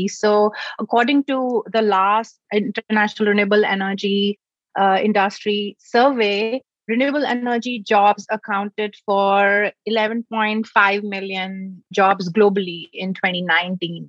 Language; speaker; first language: English; non-native, local second language; Hindi